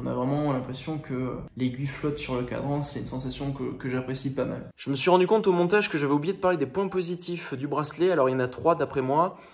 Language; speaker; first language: French; native; French